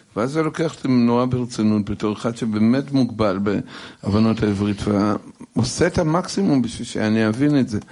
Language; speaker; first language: Hebrew; non-native, fluent; Russian